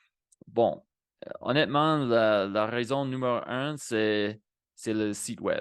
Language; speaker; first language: French; non-native, fluent; Spanish